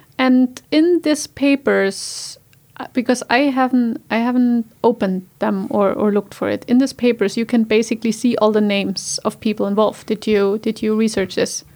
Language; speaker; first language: English; non-native, fluent; German